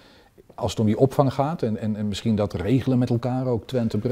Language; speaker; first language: Dutch; native; Dutch